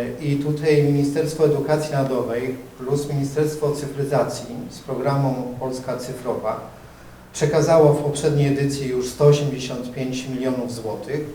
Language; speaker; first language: Polish; native; Polish